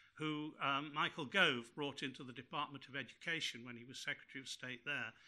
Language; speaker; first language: English; native; English